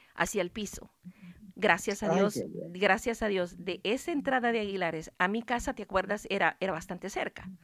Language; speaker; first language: Spanish; native; Spanish